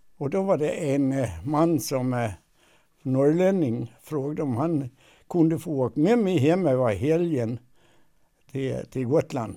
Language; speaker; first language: Swedish; native; Swedish